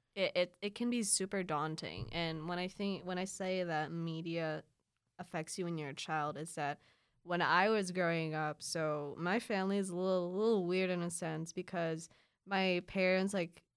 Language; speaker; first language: English; early bilingual, other home language; Filipino